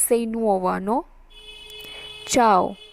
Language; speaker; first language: Italian; non-native, fluent; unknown